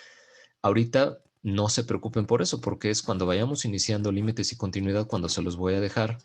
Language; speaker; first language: Spanish; native; Spanish